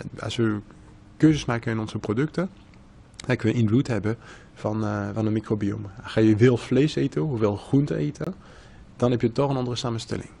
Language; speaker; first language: Dutch; non-native, fluent; French